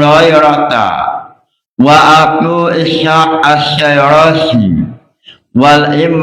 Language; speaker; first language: Arabic; non-native, fluent; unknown